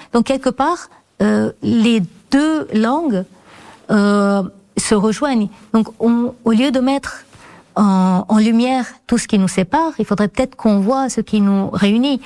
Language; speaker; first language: French; non-native, fluent; Armenian